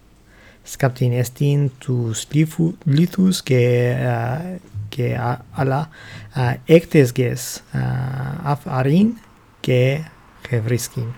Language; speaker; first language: Greek; non-native, learner; English